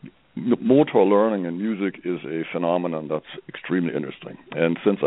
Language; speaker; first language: English; non-native, fluent; German